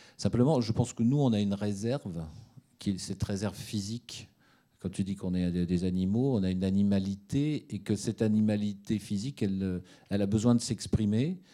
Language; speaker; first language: French; native; French